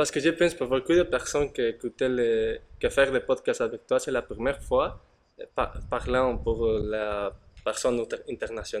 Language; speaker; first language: French; non-native, learner; Spanish